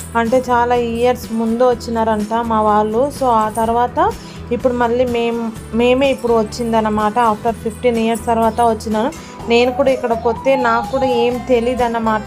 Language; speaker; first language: Telugu; non-native, local second language; Lambadi